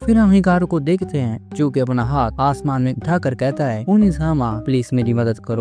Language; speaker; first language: Hindi; native; Hindi